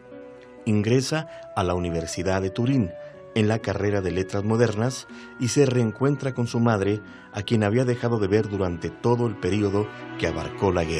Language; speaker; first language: Spanish; native; Spanish